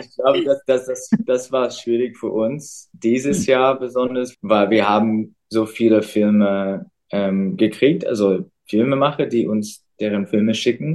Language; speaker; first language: German; non-native, fluent; English